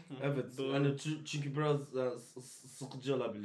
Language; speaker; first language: Turkish; non-native, learner; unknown